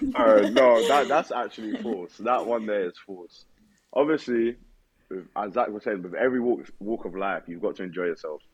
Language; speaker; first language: English; native; English